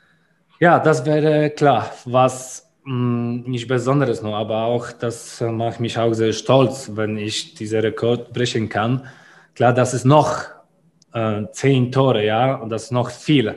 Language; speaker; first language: German; non-native, learner; Polish